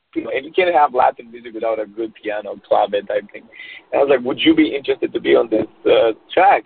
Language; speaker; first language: English; non-native, fluent; Romanian